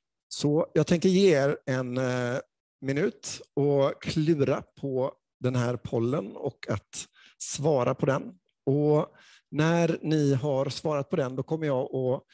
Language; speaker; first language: Swedish; native; Swedish